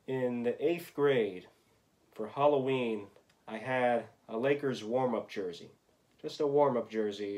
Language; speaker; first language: English; native; English